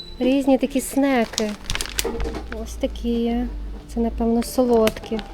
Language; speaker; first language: Ukrainian; native; Ukrainian